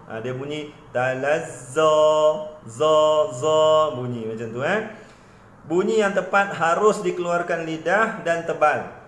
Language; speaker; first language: Malay; native; Malay